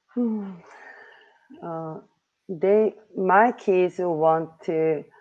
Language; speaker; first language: English; non-native, learner; Korean